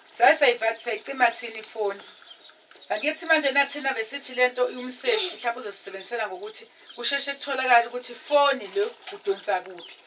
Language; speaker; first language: Zulu; native; Zulu